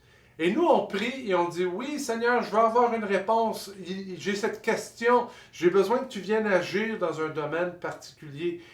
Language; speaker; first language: French; native; French